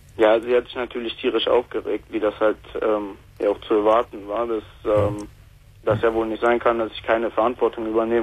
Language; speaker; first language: German; native; German